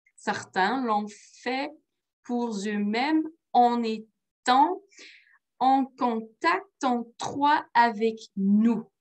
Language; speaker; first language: French; non-native, fluent; Dutch